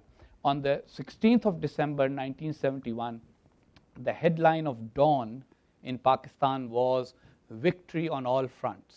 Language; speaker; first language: English; non-native, local second language; Urdu